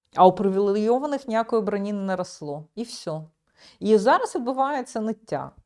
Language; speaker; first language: Ukrainian; native; Ukrainian